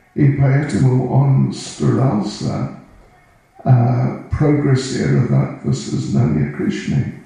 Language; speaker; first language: Russian; non-native, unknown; English